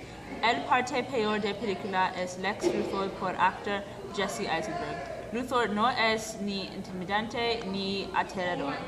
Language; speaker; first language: Spanish; non-native, learner; English